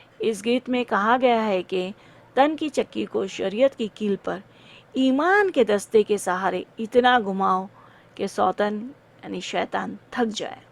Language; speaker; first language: Urdu; native; Urdu